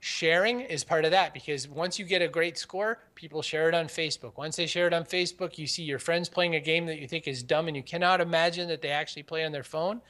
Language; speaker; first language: English; native; English